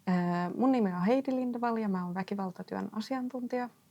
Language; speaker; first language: Finnish; native; Finnish